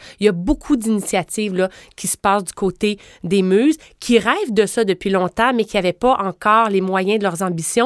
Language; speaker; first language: French; native; French